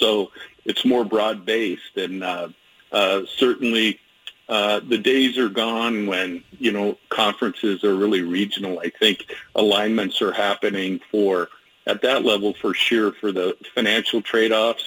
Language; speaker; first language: English; native; English